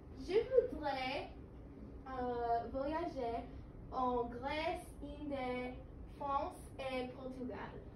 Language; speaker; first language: French; non-native, learner; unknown